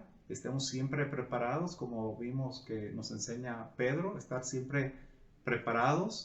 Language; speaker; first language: Spanish; native; Spanish